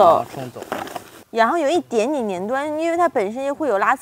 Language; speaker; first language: Chinese; native; Chinese